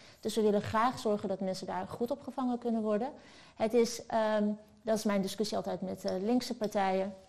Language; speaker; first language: Dutch; early bilingual, other home language; Turkish